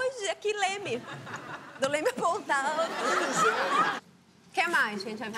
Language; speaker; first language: Portuguese; native; Portuguese